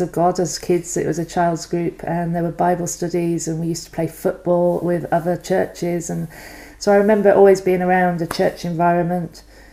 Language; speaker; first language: English; native; English